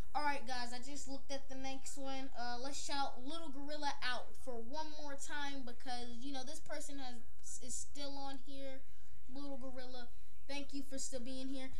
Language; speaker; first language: English; native; English